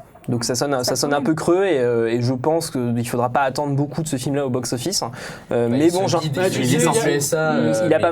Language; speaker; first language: French; native; French